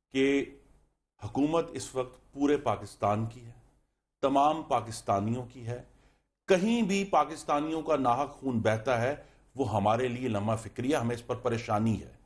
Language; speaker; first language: Urdu; native; Urdu